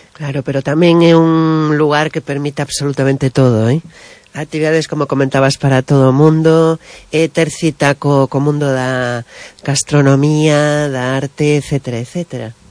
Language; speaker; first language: Galician; non-native, local second language; Spanish